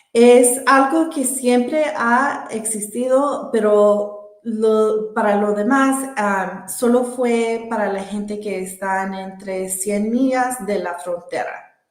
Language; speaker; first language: Spanish; early bilingual, heritage; Spanish